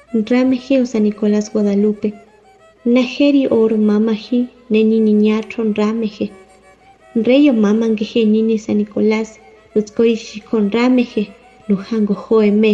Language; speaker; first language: Spanish; non-native, local second language; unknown